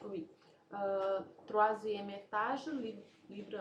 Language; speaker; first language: French; non-native, learner; Portuguese